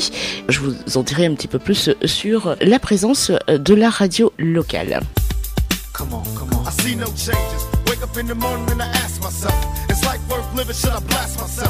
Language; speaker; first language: French; native; French